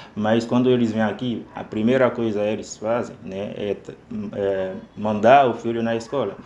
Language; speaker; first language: Portuguese; non-native, fluent; Haitian Creole